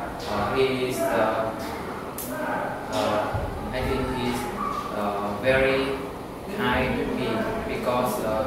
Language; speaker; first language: English; non-native, learner; Vietnamese